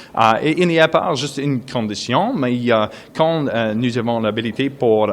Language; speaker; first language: French; non-native, local second language; English